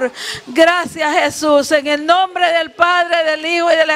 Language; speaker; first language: Spanish; native; Spanish